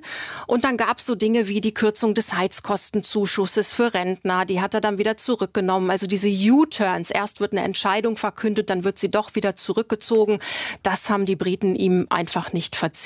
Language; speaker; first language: German; native; German